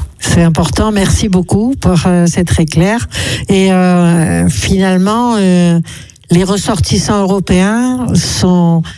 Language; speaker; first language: French; native; French